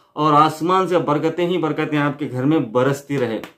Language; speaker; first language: Hindi; native; Hindi